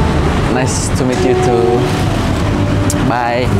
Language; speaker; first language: English; non-native, learner; Indonesian